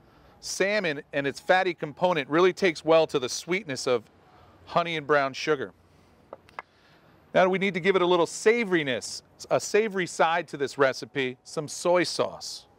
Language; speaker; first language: English; native; English